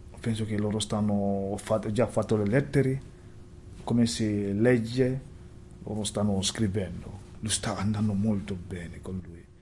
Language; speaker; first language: Italian; non-native, learner; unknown